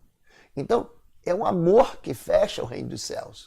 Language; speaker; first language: Portuguese; native; Portuguese